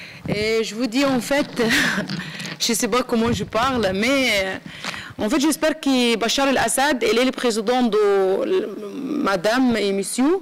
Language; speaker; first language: French; non-native, learner; Arabic